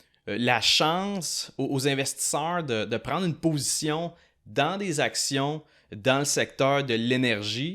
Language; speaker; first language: French; native; French